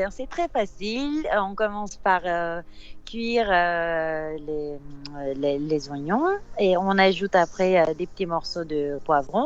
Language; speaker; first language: French; non-native, fluent; Turkish